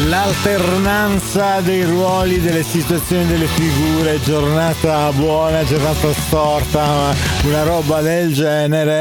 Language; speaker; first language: Italian; native; Italian